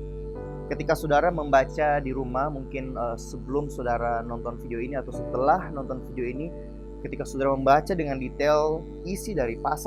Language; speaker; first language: Indonesian; native; Indonesian